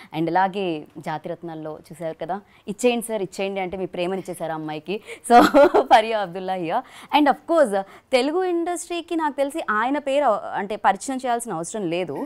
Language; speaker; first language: Telugu; native; Telugu